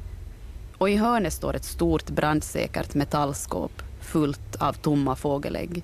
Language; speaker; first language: Swedish; native; Swedish